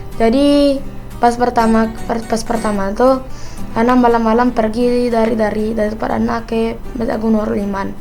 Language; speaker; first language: Indonesian; non-native, local second language; Minangkabau